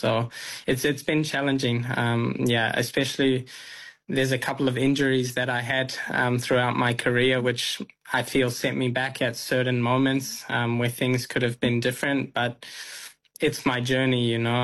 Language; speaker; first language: English; early bilingual, other home language; Punjabi